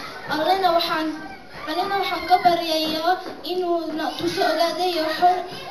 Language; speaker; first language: Somali; early bilingual, heritage; Somali